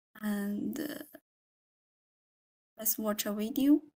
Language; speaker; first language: English; non-native, fluent; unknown